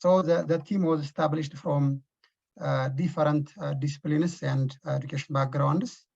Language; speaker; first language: English; non-native, local second language; Amharic